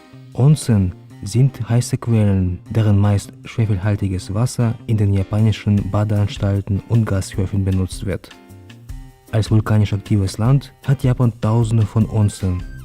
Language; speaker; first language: German; native; German